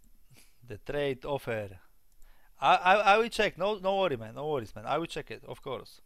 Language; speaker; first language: English; non-native, learner; Polish